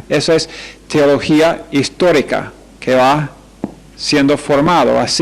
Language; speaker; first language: Spanish; non-native, fluent; English